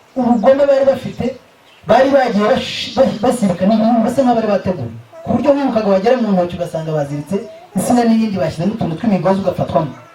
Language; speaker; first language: Kinyarwanda; native; Kinyarwanda